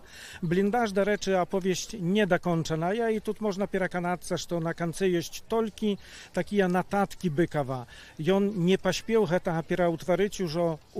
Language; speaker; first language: Polish; non-native, local second language; Belarusian